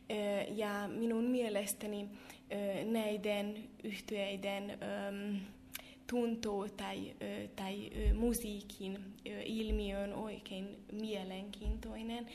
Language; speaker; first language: Finnish; non-native, fluent; Hungarian